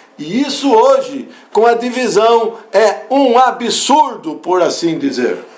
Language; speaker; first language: Portuguese; native; Portuguese